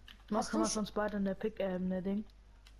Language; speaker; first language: German; native; German